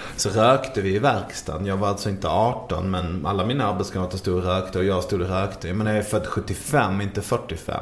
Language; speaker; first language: Swedish; native; Swedish